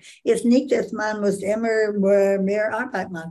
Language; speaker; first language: German; non-native, learner; English